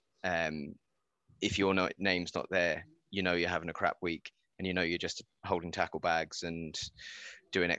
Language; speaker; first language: English; native; English